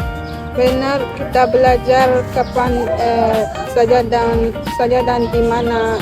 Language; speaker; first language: Indonesian; non-native, learner; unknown